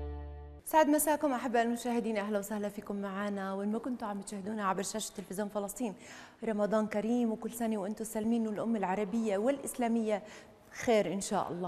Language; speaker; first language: Arabic; native; Arabic